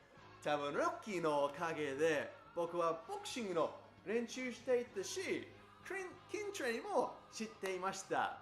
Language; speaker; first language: Japanese; non-native, fluent; English